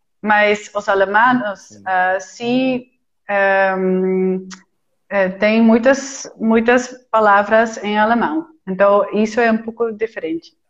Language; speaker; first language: Portuguese; non-native, fluent; Dutch